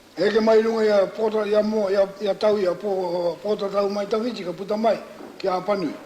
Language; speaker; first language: Māori; native; Māori